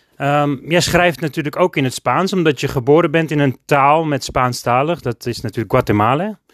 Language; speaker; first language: Dutch; native; Dutch